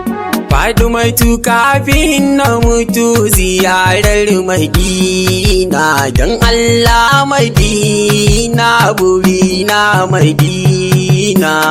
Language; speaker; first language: Arabic; non-native, learner; Indonesian